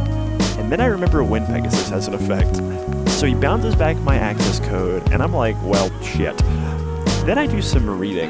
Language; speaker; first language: English; native; English